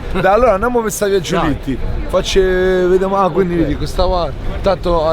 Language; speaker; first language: Italian; native; Italian